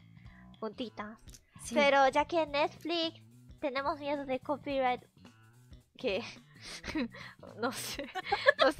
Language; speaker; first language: Spanish; non-native, learner; Japanese